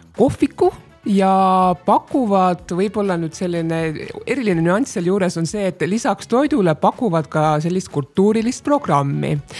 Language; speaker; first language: Estonian; native; Estonian